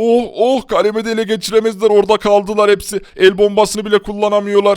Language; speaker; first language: Turkish; native; Turkish